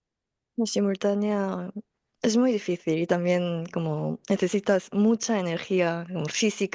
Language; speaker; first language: Spanish; non-native, fluent; Korean